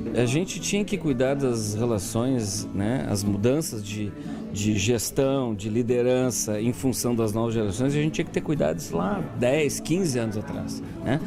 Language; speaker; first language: Portuguese; native; Portuguese